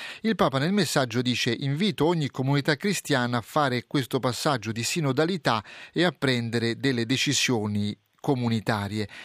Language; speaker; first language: Italian; native; Italian